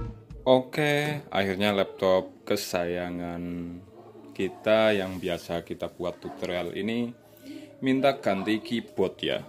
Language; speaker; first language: Indonesian; native; Indonesian